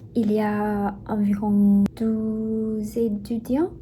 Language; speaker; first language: French; non-native, learner; Chinese